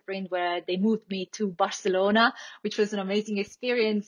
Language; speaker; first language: English; non-native, fluent; Italian